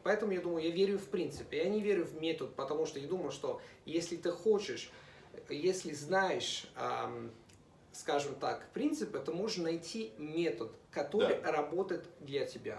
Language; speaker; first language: Russian; non-native, fluent; Italian